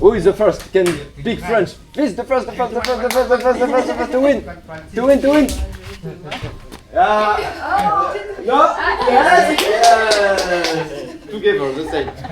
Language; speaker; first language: English; non-native, learner; French